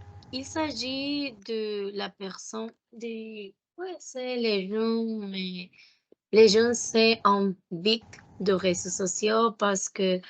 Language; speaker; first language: French; non-native, learner; Spanish